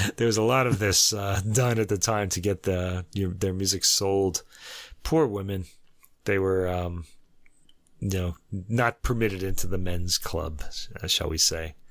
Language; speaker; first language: English; native; English